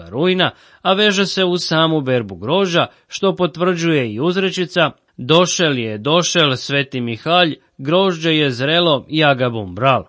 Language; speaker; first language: Croatian; native; Croatian